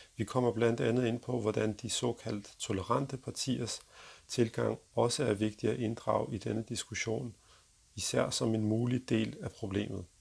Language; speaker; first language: Danish; early bilingual, other home language; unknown